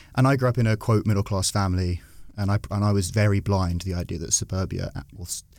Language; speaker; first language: English; native; English